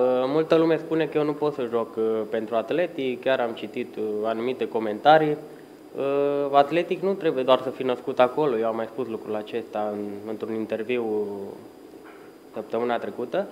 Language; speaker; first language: Romanian; early bilingual, heritage; Romanian